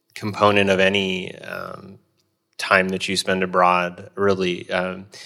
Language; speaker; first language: English; native; English